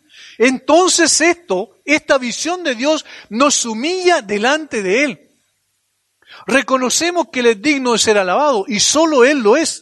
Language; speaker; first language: Spanish; native; Spanish